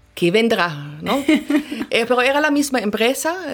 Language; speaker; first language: Spanish; non-native, fluent; German